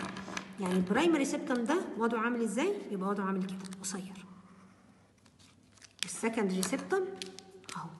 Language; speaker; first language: Arabic; native; Arabic